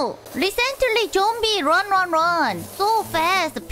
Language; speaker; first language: English; non-native, learner; Korean